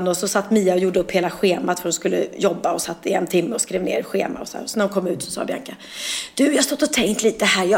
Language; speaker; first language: Swedish; native; Swedish